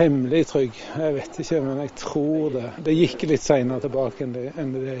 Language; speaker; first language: Norwegian; native; Norwegian